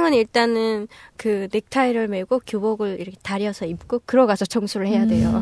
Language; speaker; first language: Korean; non-native, local second language; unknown